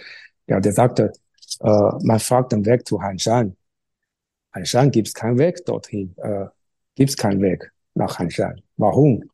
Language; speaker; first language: German; non-native, fluent; Chinese